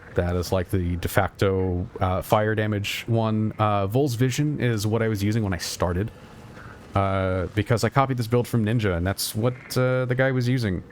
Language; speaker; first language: English; native; English